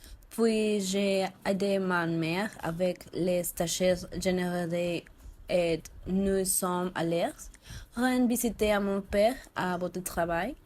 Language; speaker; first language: French; non-native, learner; Spanish